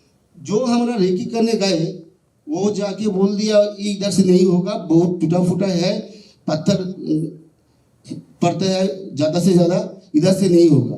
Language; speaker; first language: Hindi; non-native, local second language; Bangla